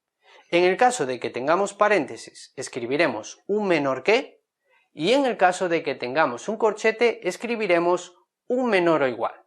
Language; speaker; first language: Spanish; native; Spanish